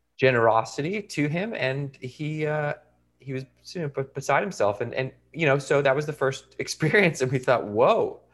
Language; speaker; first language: English; native; English